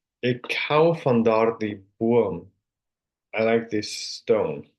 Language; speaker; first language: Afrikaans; non-native, learner; Finnish